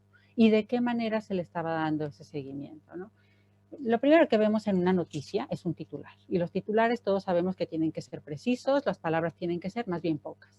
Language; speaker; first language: Spanish; native; Spanish